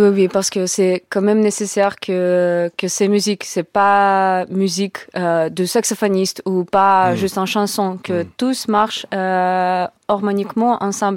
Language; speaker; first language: French; non-native, learner; Russian